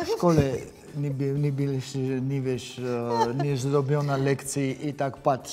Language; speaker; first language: Polish; non-native, fluent; Georgian